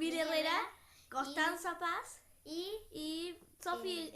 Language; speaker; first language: Spanish; native; Spanish